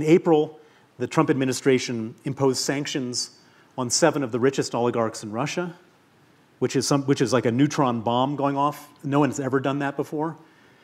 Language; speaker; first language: English; native; English